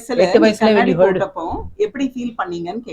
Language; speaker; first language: Tamil; native; Tamil